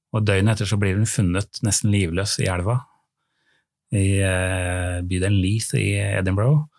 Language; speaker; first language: Norwegian; native; Norwegian